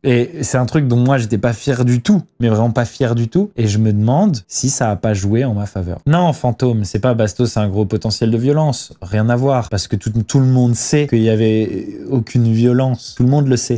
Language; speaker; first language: French; native; French